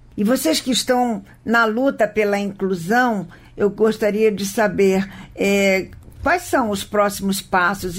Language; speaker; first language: Portuguese; native; Portuguese